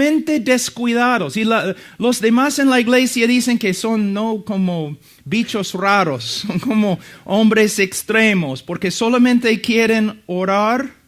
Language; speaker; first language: Spanish; non-native, fluent; English